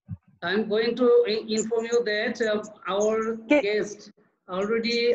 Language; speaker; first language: English; non-native, learner; Bangla